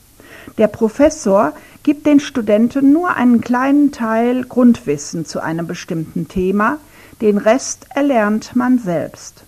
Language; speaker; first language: German; non-native, fluent; Ukrainian